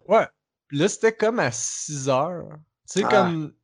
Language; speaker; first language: French; native; French